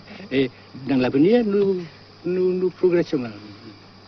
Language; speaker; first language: French; non-native, local second language; Vietnamese